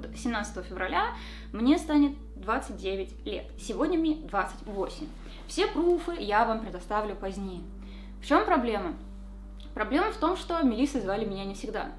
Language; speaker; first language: Russian; native; Russian